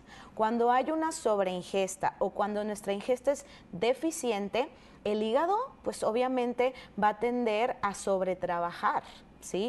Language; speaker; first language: Spanish; native; Spanish